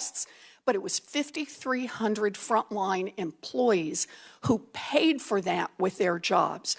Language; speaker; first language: English; native; English